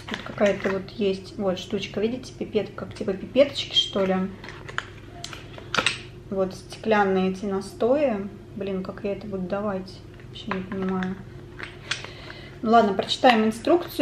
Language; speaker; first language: Russian; native; Russian